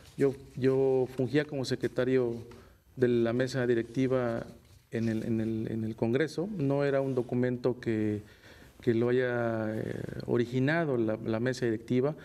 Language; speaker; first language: Spanish; native; Spanish